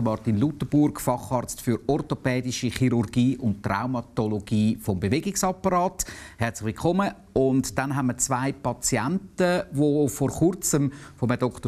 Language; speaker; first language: German; native; German